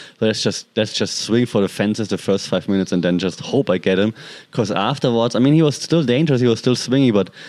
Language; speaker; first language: English; non-native, fluent; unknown